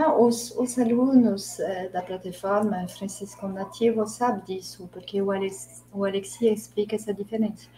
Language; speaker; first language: Portuguese; non-native, fluent; French